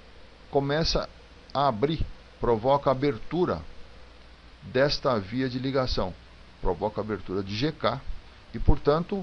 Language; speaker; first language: Portuguese; native; Portuguese